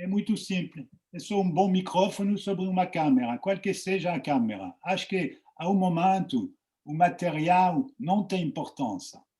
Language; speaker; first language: Portuguese; non-native, fluent; French